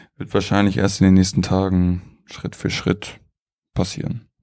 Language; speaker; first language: German; native; German